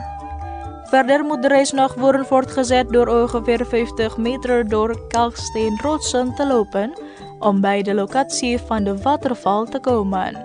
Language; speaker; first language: Dutch; non-native, fluent; Indonesian